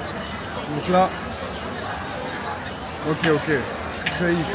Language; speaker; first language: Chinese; non-native, learner; French